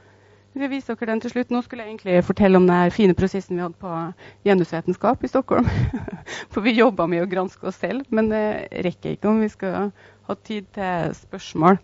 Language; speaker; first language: Norwegian; native; Norwegian